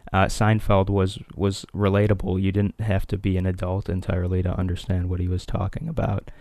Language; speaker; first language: English; early bilingual, other home language; Hindi